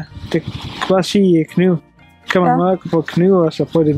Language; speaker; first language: Danish; non-native, learner; Swahili